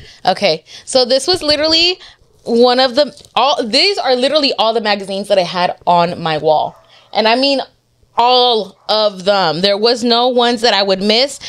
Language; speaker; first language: English; early bilingual, other home language; Spanish